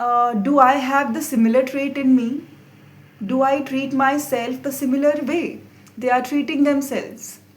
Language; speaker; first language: English; non-native, local second language; Hindi